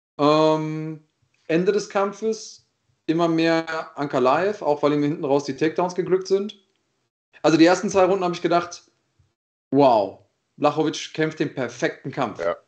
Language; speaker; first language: German; native; German